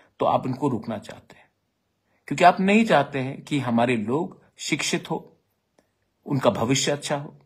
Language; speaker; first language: Hindi; non-native, local second language; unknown